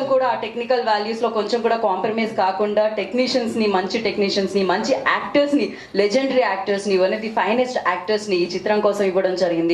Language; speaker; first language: Telugu; native; Telugu